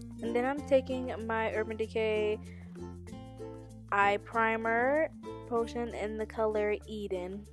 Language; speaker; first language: English; native; English